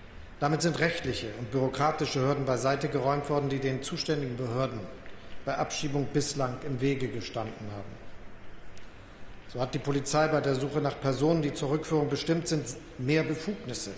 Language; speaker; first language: German; native; German